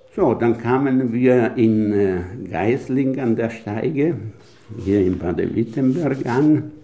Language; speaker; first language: German; non-native, fluent; Italian